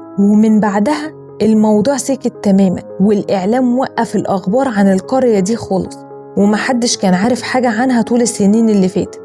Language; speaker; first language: Arabic; native; Arabic